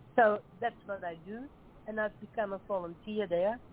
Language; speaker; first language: English; non-native, fluent; Dutch